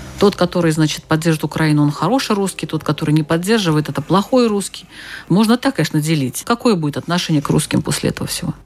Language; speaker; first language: Russian; native; Russian